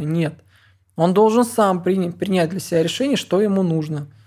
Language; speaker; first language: Russian; native; Russian